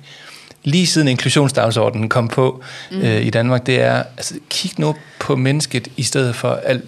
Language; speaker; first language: Danish; native; Danish